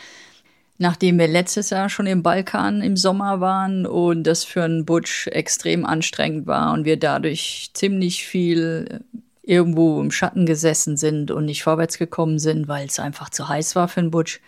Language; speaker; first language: German; native; German